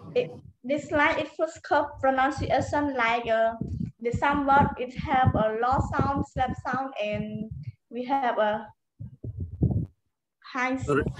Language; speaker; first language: English; non-native, learner; Khmer